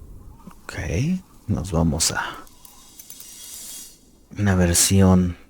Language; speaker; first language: Spanish; native; Spanish